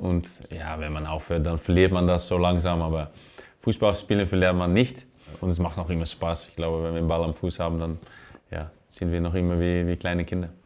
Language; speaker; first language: German; non-native, fluent; Dutch